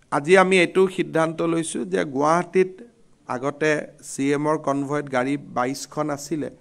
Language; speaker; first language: Assamese; native; Assamese